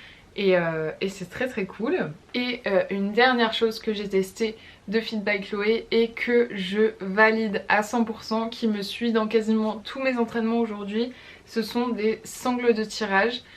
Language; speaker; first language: French; native; French